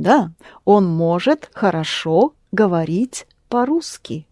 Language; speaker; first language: Russian; non-native, fluent; English